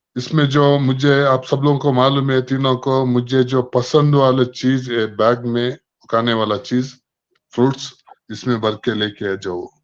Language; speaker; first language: Hindi; non-native, local second language; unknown